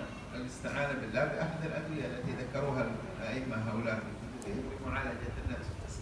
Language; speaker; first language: Arabic; native; Arabic